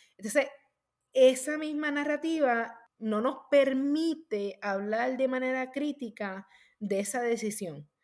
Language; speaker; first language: Spanish; native; Spanish